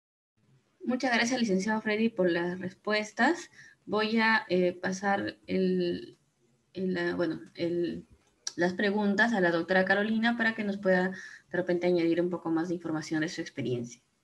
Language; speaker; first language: Spanish; native; Spanish